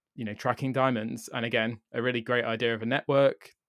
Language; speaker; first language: English; native; English